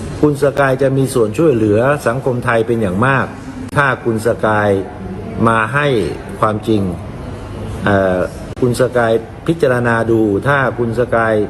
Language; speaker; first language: Thai; native; Thai